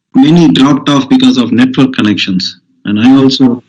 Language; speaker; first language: English; non-native, local second language; Tamil